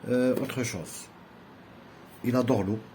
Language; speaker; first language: French; non-native, local second language; Arabic